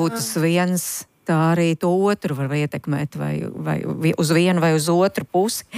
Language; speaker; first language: Latvian; native; Latvian